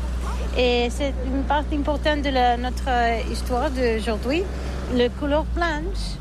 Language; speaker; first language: French; non-native, learner; Catalan